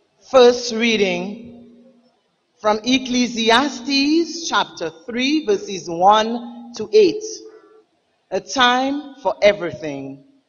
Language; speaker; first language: English; non-native, local second language; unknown